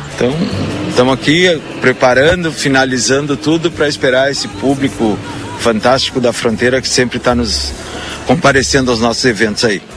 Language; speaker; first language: Portuguese; native; Portuguese